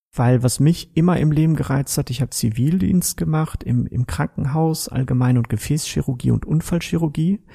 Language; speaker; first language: German; native; German